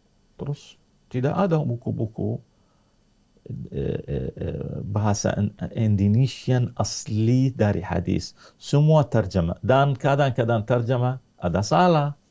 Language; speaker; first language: Indonesian; non-native, learner; Arabic